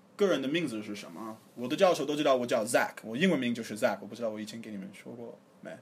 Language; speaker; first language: Chinese; non-native, fluent; English